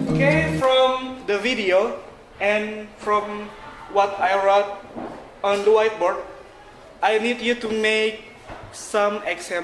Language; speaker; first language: English; non-native, fluent; Indonesian